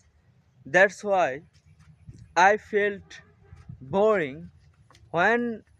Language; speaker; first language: English; non-native, learner; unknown